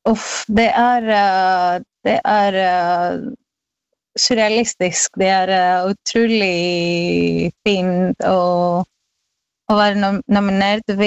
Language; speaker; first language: Norwegian; non-native, fluent; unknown